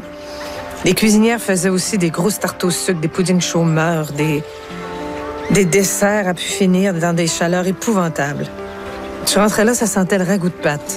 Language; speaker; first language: French; native; French